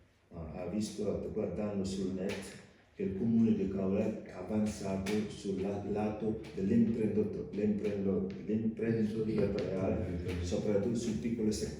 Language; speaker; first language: Italian; non-native, fluent; Wolof